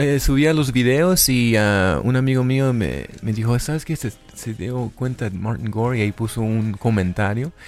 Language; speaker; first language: Spanish; early bilingual, heritage; Spanish